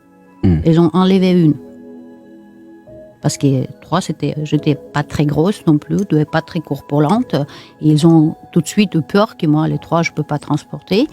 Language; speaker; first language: French; non-native, fluent; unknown